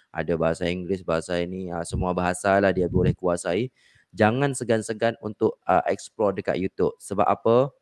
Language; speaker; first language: Malay; non-native, fluent; Indonesian